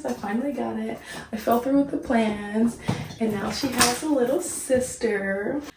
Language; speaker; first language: English; native; English